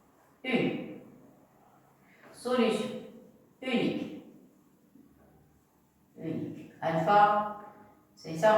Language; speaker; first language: French; non-native, local second language; Arabic